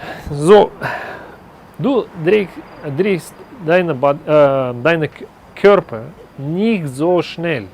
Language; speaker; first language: German; non-native, learner; Russian